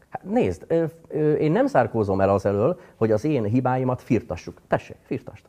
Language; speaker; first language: Hungarian; native; Hungarian